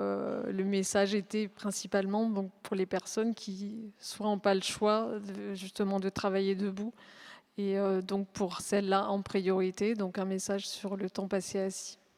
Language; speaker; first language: French; native; French